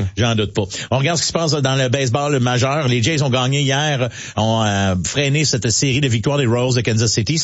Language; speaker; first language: French; native; French